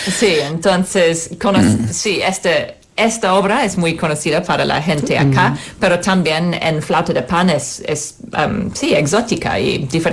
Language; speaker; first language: Spanish; non-native, learner; English